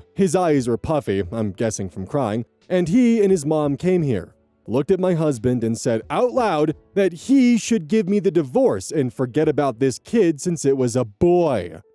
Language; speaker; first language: English; native; English